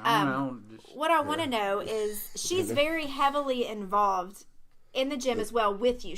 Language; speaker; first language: English; native; English